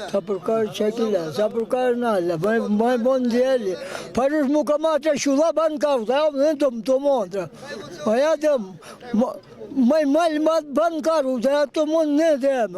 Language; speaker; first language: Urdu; non-native, local second language; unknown